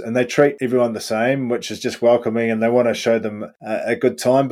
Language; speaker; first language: English; native; English